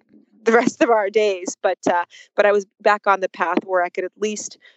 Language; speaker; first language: English; early bilingual, other home language; Russian